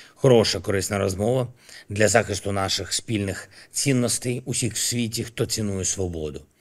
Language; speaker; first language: Ukrainian; non-native, local second language; Russian